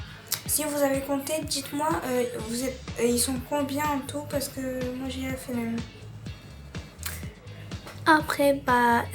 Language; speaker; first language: French; native; French